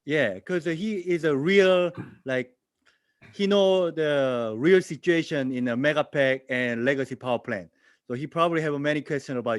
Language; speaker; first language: English; non-native, learner; Korean